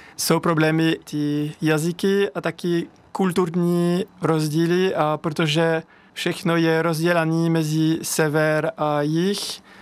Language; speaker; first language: Czech; non-native, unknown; French